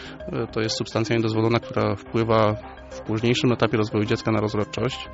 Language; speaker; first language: Polish; native; Polish